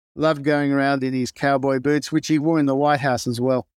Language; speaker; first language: English; non-native, local second language; Greek